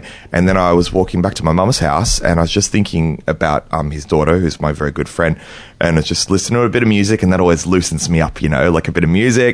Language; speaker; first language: English; native; English